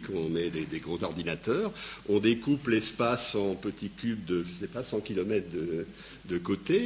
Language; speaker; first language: French; native; French